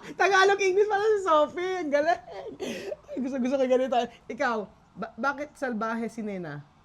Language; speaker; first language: Filipino; native; Filipino